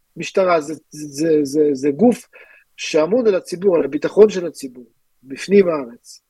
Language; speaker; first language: Hebrew; early bilingual, other home language; Russian